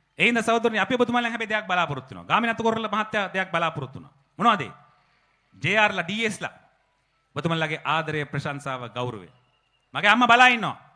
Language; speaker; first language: Sinhala; native; Sinhala